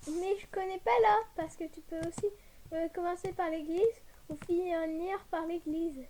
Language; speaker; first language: French; native; French